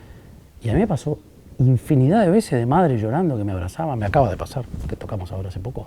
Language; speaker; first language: Spanish; native; Spanish